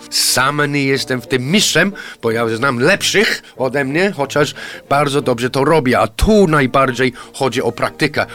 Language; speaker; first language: Polish; non-native, fluent; English